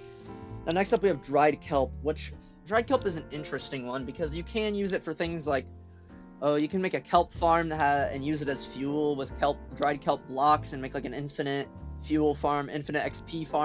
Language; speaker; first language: English; native; English